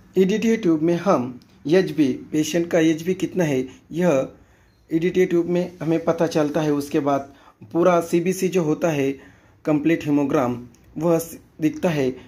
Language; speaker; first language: Hindi; non-native, local second language; Marathi